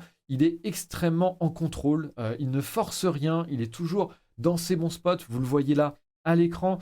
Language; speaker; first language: French; native; French